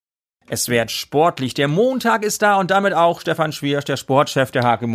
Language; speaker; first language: German; native; German